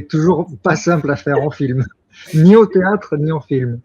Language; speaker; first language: French; native; French